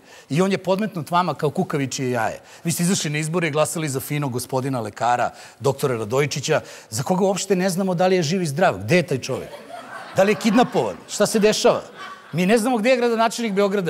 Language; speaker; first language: Serbian; native; Serbian